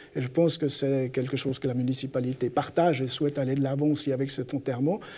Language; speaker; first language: French; native; French